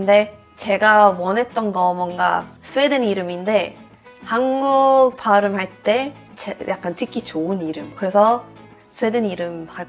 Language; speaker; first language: Korean; non-native, fluent; Swedish